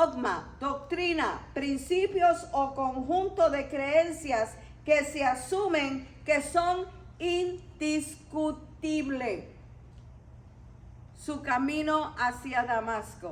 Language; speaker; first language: Spanish; native; Spanish